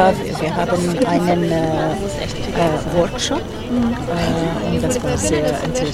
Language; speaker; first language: German; non-native, learner; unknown